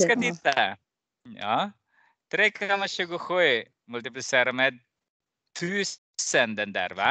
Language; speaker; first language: Swedish; non-native, fluent; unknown